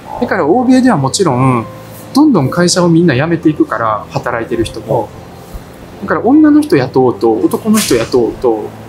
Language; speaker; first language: Japanese; early bilingual, other home language; Russian